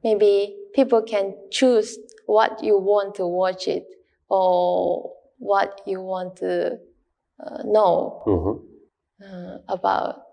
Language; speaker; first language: English; non-native, learner; Japanese